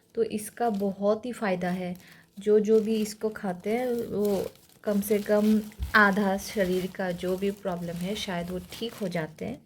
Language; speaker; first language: Hindi; non-native, local second language; Kok Borok